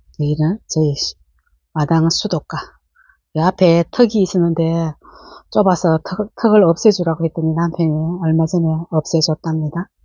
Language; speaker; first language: Korean; native; Korean